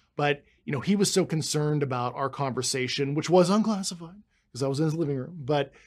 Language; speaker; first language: English; native; English